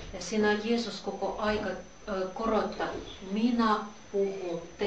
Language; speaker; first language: Finnish; non-native, learner; Russian